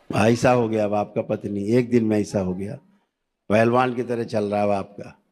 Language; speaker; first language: Hindi; native; Hindi